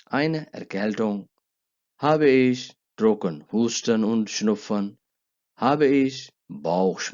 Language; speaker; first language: German; non-native, learner; Urdu